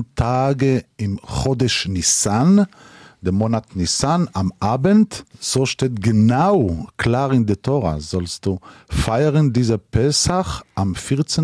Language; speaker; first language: German; non-native, learner; Hebrew